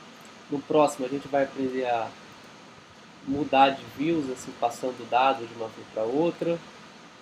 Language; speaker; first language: Portuguese; native; Portuguese